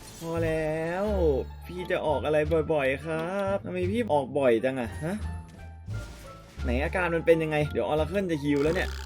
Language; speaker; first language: Thai; native; Thai